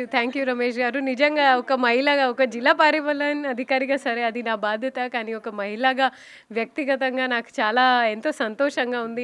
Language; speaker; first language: Telugu; non-native, fluent; Hindi